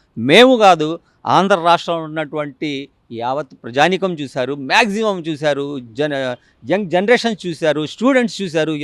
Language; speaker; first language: Telugu; non-native, local second language; Urdu